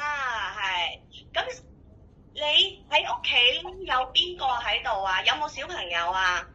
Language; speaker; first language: Cantonese; native; Cantonese